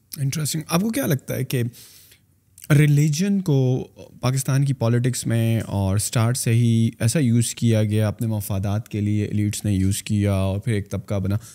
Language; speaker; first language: Urdu; native; Urdu